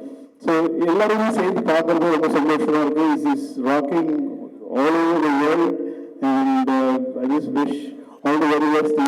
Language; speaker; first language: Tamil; native; Tamil